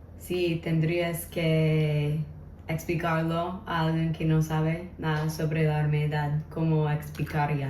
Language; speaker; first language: Spanish; non-native, learner; English